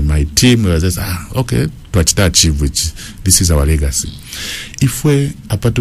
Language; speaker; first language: English; non-native, local second language; Bemba